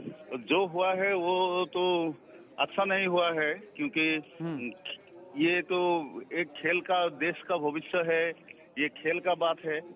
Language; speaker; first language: Hindi; non-native, local second language; Assamese